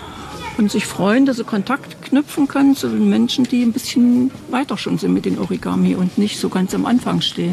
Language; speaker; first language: German; native; German